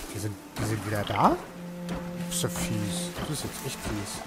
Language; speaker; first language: German; native; German